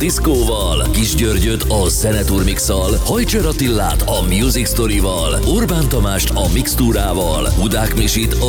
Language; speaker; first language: Hungarian; native; Hungarian